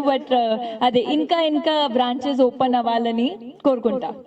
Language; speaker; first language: Telugu; non-native, local second language; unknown